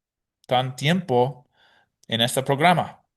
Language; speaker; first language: Spanish; non-native, fluent; English